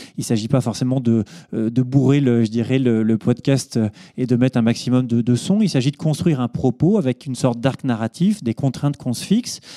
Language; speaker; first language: French; native; French